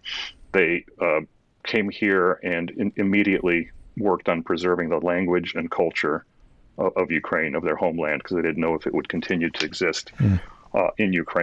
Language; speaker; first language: English; early bilingual, other home language; Ukrainian